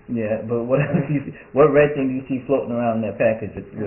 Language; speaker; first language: English; native; English